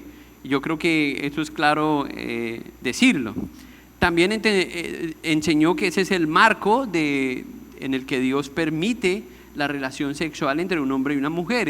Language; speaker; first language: Spanish; native; Spanish